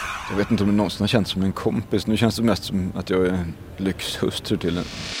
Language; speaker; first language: Swedish; native; Swedish